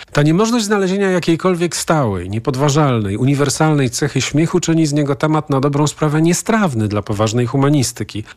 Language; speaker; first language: Polish; native; Polish